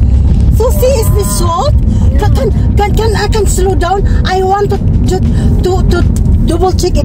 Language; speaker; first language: English; non-native, learner; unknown